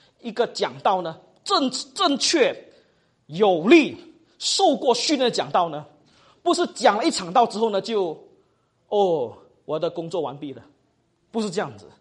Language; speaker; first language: Chinese; native; Chinese